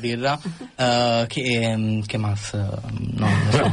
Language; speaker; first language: Italian; native; Italian